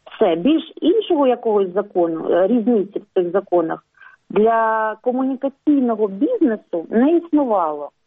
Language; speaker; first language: Ukrainian; non-native, local second language; Russian